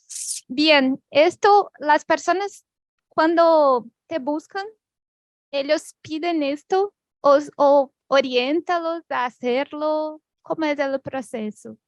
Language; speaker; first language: Spanish; non-native, fluent; Portuguese